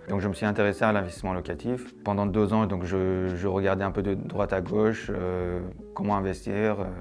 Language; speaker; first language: French; non-native, fluent; Persian